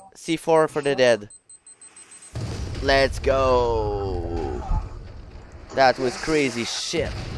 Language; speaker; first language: English; non-native, fluent; French